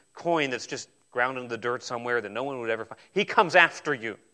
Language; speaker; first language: English; native; English